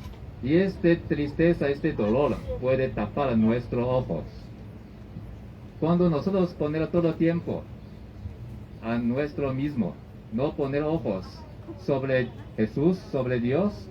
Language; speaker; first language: Spanish; non-native, learner; Chinese